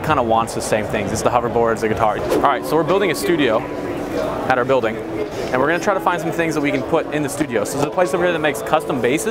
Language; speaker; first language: English; native; English